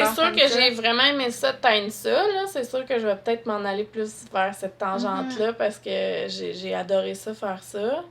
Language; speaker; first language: French; native; French